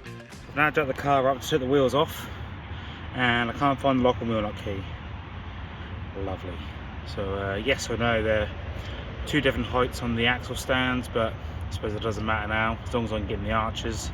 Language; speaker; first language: English; native; English